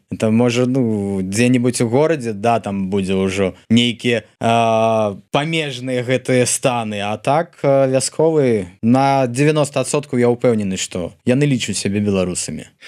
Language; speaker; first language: Belarusian; non-native, local second language; Russian